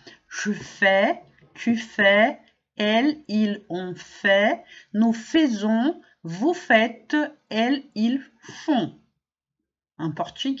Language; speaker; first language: French; non-native, fluent; Portuguese